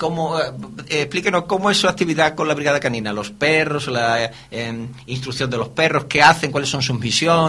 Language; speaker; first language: Spanish; native; Spanish